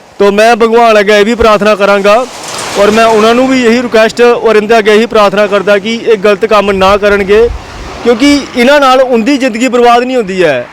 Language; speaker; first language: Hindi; non-native, local second language; Dogri